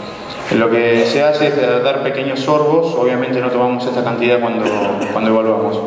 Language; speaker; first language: Spanish; native; Spanish